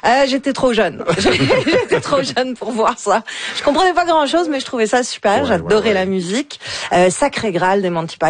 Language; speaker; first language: French; native; French